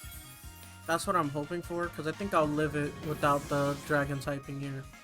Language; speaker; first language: English; native; English